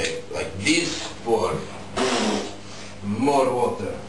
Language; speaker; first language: English; non-native, learner; Polish